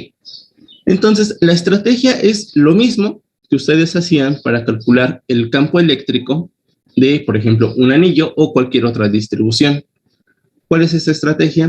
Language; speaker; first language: Spanish; native; Spanish